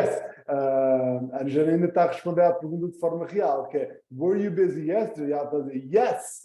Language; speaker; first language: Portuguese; early bilingual, heritage; Portuguese